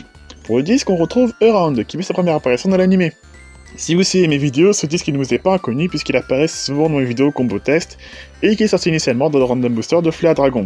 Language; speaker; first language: French; native; French